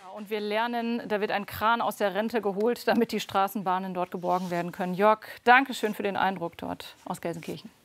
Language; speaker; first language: German; native; German